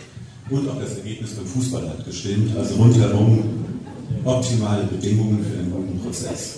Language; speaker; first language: German; native; German